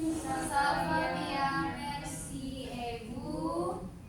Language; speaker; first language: French; non-native, learner; Indonesian